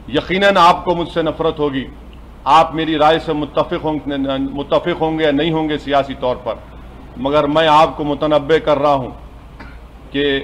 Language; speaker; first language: Urdu; native; Urdu